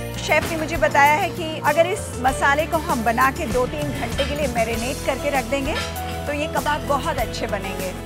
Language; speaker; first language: Hindi; native; Hindi